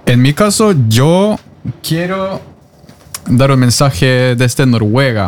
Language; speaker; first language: Spanish; non-native, fluent; Norwegian